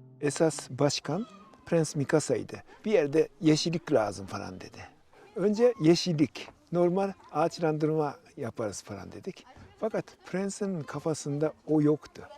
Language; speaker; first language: Turkish; non-native, fluent; Japanese